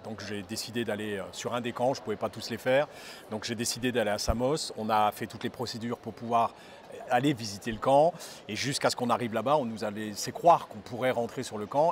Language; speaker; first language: French; native; French